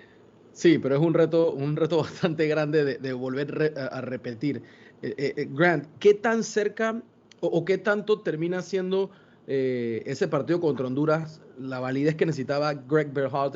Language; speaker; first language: Spanish; native; Spanish